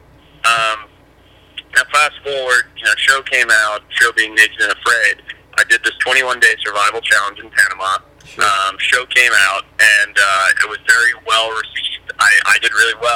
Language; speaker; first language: English; native; English